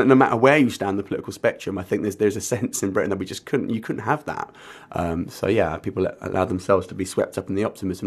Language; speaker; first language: English; native; English